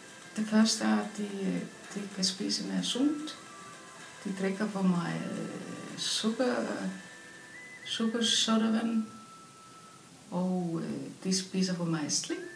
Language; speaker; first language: Danish; non-native, fluent; Icelandic